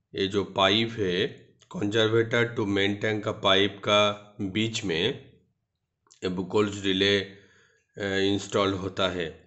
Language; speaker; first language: Hindi; non-native, local second language; Bangla